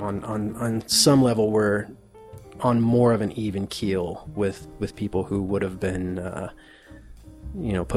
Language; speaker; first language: English; native; English